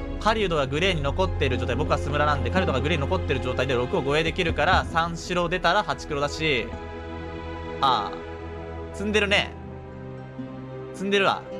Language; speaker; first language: Japanese; native; Japanese